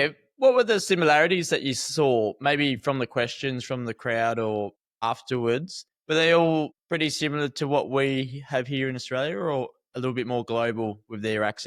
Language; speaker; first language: English; native; English